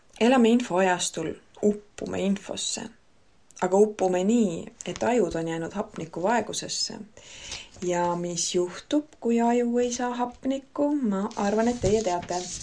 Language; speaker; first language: Estonian; native; Estonian